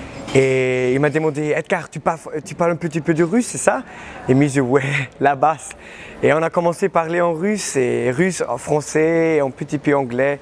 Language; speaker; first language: French; non-native, learner; German